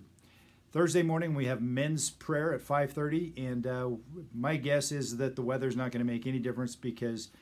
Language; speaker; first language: English; native; English